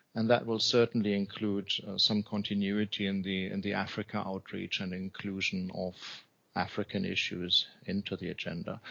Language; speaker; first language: English; non-native, fluent; German